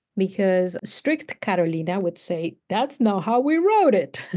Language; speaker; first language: English; non-native, fluent; Spanish